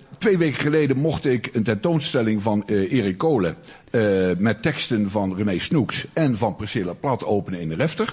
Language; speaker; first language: Dutch; native; Dutch